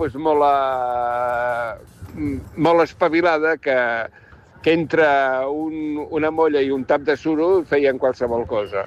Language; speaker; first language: Catalan; native; Catalan